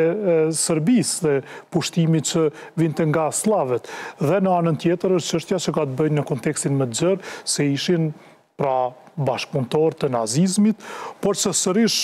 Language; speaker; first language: Albanian; native; Albanian